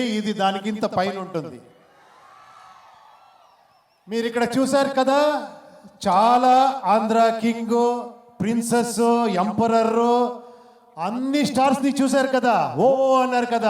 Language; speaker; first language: Telugu; non-native, fluent; Kannada